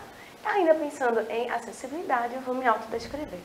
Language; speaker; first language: Portuguese; native; Portuguese